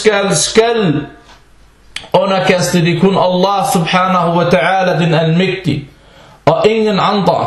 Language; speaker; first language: Danish; early bilingual, other home language; Arabic